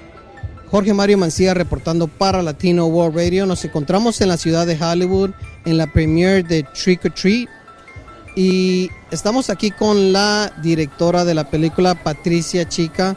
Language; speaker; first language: Spanish; native; Spanish